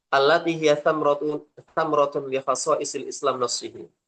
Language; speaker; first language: Arabic; non-native, fluent; Indonesian